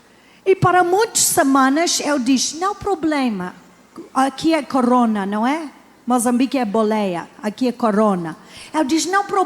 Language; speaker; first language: Portuguese; non-native, learner; English